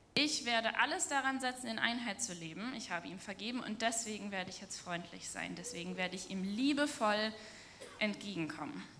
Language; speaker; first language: German; native; German